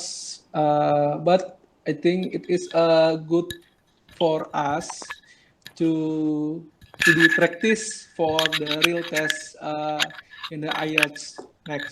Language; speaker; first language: English; non-native, learner; Indonesian